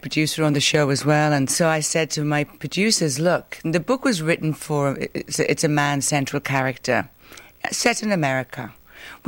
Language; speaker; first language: English; native; English